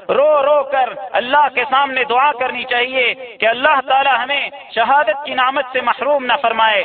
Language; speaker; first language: Urdu; non-native, local second language; Pashto